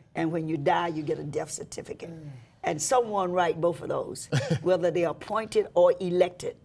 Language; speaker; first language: English; native; English